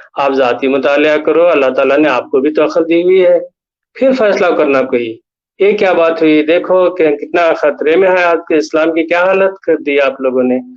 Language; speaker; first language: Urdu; native; Urdu